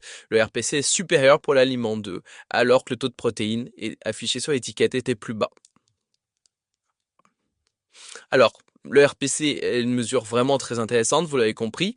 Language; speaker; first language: French; native; French